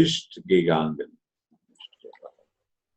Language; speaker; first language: German; non-native, fluent; Telugu